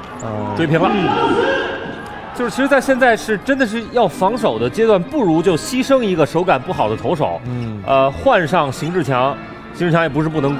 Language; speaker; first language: Chinese; native; Chinese